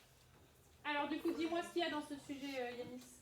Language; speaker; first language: French; native; French